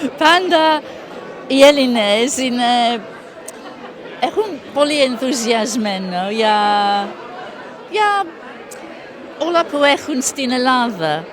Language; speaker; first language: Greek; non-native, learner; English